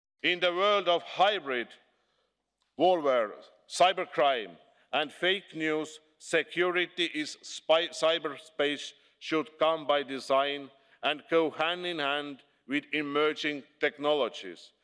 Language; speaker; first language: English; non-native, fluent; Estonian